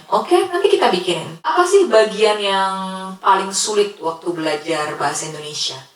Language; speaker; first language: Indonesian; native; Indonesian